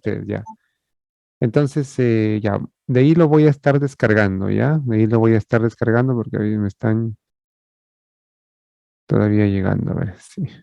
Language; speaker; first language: Spanish; native; Spanish